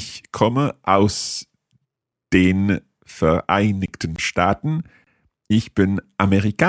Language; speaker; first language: German; non-native, learner; English